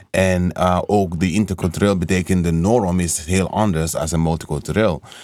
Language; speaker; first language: Dutch; non-native, learner; English